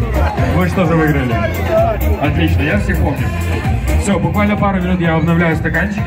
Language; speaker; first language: Russian; native; Russian